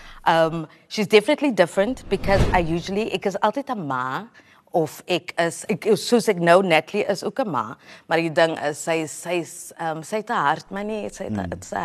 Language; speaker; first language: Afrikaans; early bilingual, heritage; Afrikaans